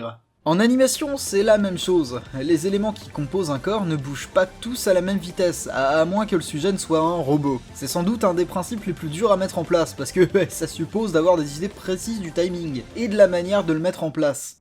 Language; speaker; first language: French; native; French